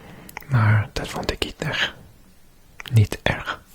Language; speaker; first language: Dutch; non-native, learner; English